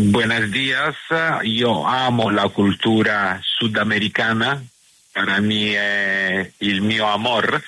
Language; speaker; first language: Spanish; non-native, learner; Italian